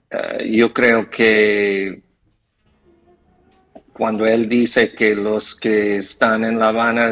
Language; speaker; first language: Spanish; non-native, fluent; English